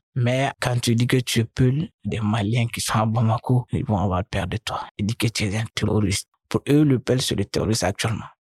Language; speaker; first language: French; non-native, local second language; Fula